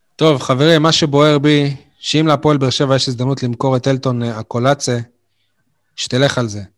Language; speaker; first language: Hebrew; native; Hebrew